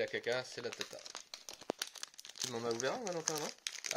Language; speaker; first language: French; native; French